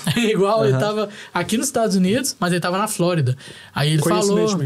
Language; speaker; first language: Portuguese; native; Portuguese